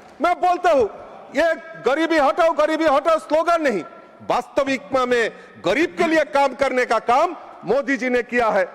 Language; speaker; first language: Hindi; non-native, local second language; Bangla